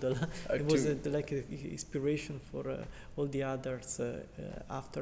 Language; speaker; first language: English; non-native, fluent; Italian